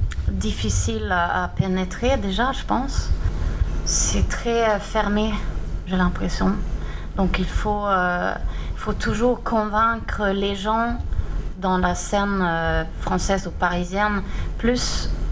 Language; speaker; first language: French; non-native, fluent; Swedish